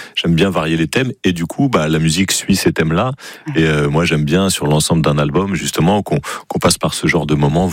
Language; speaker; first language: French; native; French